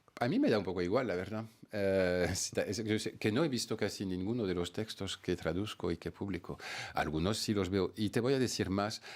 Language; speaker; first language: Spanish; non-native, fluent; French